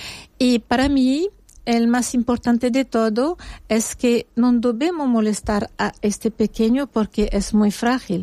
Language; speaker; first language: Spanish; non-native, fluent; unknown